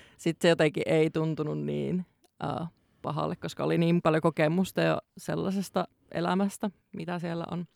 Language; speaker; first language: Finnish; native; Finnish